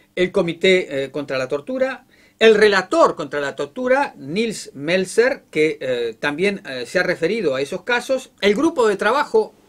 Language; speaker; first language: Spanish; native; Spanish